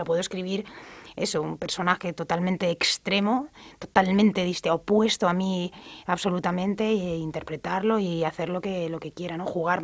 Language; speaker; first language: Spanish; native; Spanish